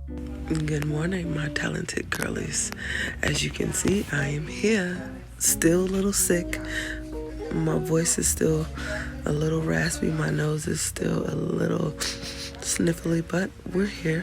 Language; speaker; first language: English; native; English